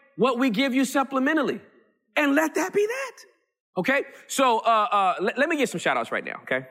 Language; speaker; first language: English; early bilingual, other home language; Yoruba